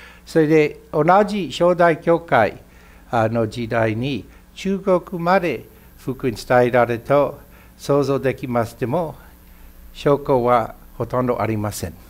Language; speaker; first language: Japanese; non-native, fluent; English